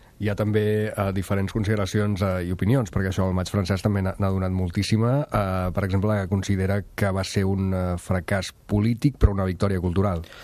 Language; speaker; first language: Catalan; native; Catalan